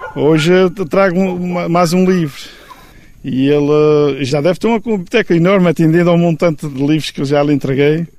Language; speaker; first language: Portuguese; native; Portuguese